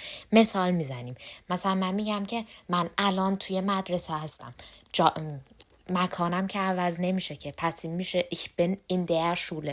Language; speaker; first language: Persian; native; Persian